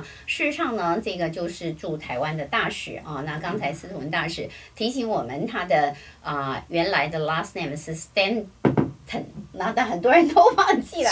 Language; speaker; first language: Chinese; native; Chinese